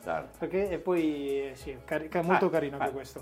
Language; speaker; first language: Italian; native; Italian